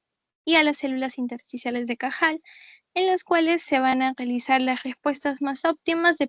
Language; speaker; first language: Spanish; native; Spanish